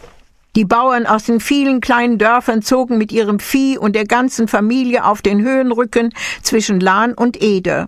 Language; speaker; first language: German; native; German